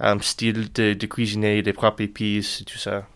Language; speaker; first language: French; non-native, learner; English